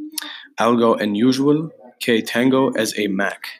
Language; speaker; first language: Spanish; non-native, learner; English